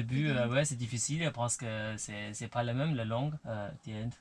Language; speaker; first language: French; non-native, learner; German